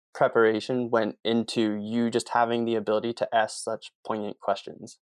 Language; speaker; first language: English; native; English